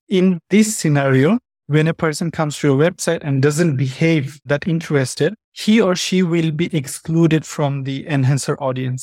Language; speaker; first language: English; non-native, fluent; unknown